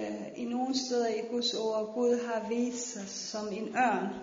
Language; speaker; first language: Danish; non-native, fluent; Persian